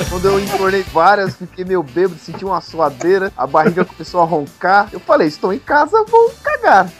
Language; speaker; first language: Portuguese; native; Portuguese